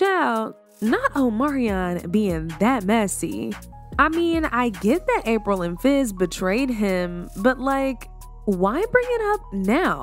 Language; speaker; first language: English; native; English